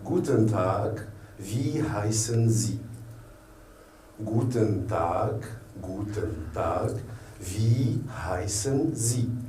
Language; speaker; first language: German; non-native, fluent; Arabic